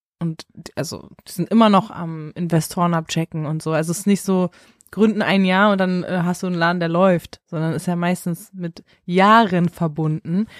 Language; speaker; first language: German; native; German